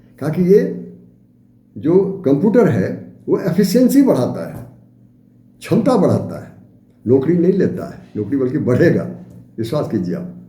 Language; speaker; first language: Hindi; native; Hindi